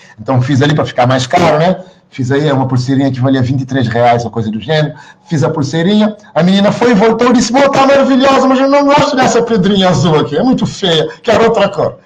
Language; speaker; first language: Portuguese; non-native, local second language; Kabuverdianu